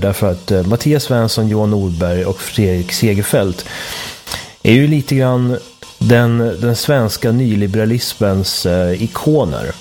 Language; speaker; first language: Swedish; native; Swedish